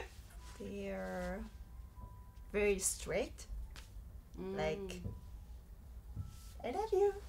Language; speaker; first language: English; non-native, fluent; Spanish